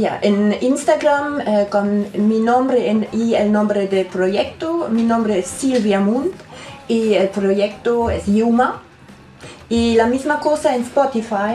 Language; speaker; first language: Spanish; non-native, learner; German